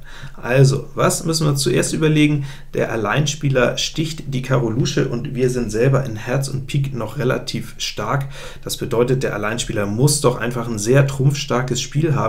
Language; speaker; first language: German; native; German